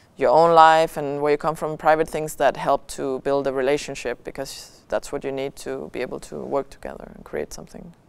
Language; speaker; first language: English; non-native, fluent; Danish